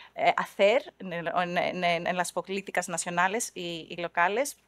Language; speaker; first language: Spanish; non-native, fluent; Greek